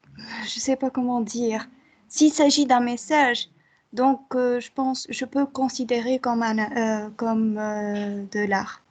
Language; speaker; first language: French; non-native, local second language; Arabic